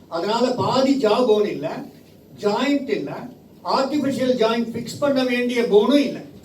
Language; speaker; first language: Tamil; native; Tamil